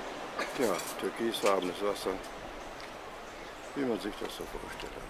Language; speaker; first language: German; native; German